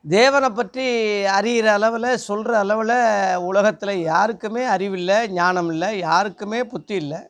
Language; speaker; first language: Tamil; non-native, local second language; Telugu